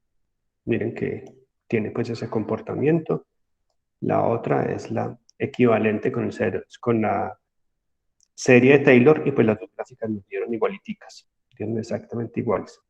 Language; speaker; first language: Spanish; native; Spanish